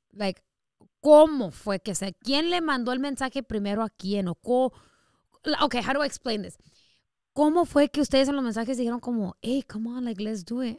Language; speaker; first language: Spanish; early bilingual, heritage; Spanish